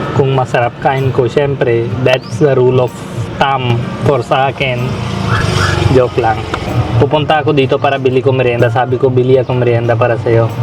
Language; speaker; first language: Filipino; non-native, learner; Hindi